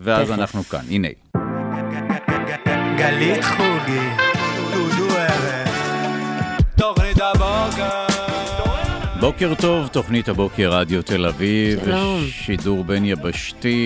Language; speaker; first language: Hebrew; native; Hebrew